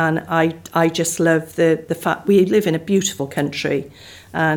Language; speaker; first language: English; native; English